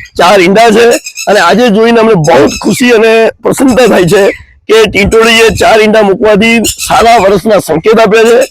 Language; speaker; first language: Gujarati; native; Gujarati